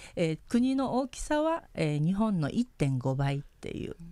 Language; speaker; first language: Japanese; early bilingual, heritage; Spanish